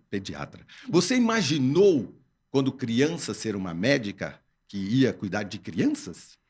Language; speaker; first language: Portuguese; native; Portuguese